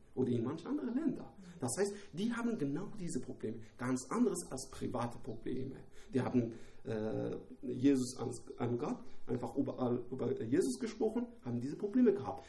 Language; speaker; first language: German; non-native, learner; Persian